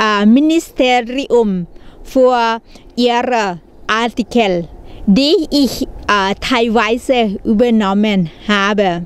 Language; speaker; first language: German; non-native, learner; Thai